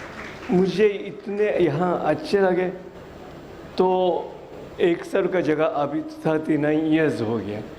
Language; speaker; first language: Hindi; non-native, fluent; Japanese